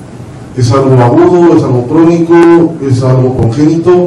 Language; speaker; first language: Spanish; native; Spanish